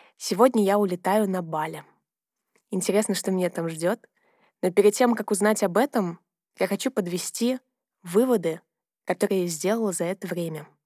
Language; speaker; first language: Russian; native; Russian